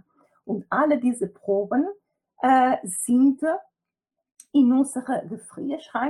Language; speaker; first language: German; non-native, fluent; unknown